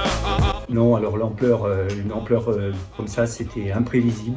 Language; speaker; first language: French; native; French